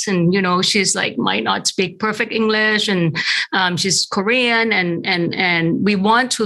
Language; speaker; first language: English; non-native, fluent; Thai